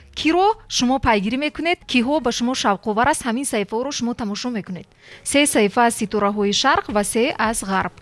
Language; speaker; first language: Tajik; native; Tajik